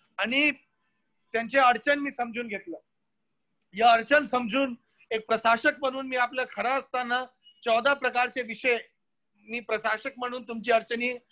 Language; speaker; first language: Marathi; non-native, local second language; Hindi